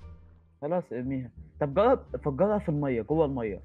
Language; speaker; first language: Arabic; native; Arabic